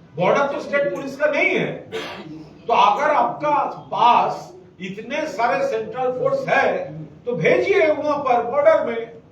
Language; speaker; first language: Hindi; non-native, local second language; Bangla